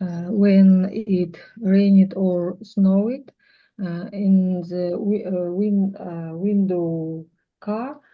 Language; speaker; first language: English; non-native, learner; Russian